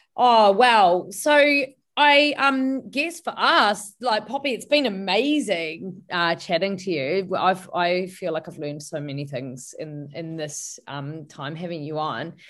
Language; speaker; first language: English; native; English